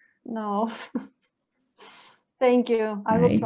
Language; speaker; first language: English; non-native, learner; Russian